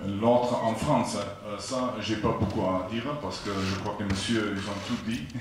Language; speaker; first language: French; non-native, fluent; Afrikaans